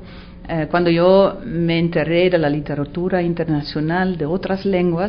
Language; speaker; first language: Spanish; non-native, fluent; Dutch